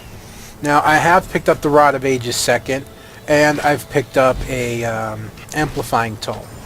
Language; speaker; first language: English; native; English